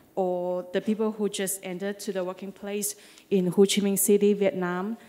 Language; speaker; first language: English; non-native, fluent; Chinese